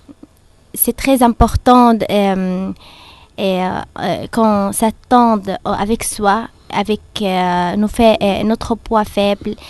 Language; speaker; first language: French; non-native, fluent; Arabic